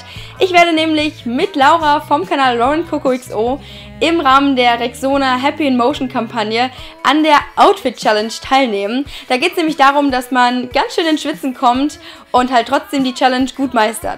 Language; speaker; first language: German; native; German